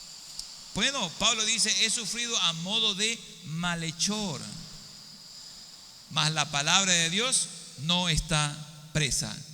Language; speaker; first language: Spanish; native; Spanish